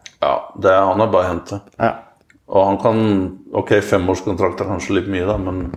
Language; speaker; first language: Norwegian; native; Norwegian